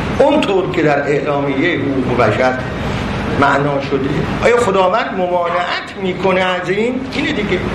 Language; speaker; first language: Persian; non-native, local second language; Azerbaijani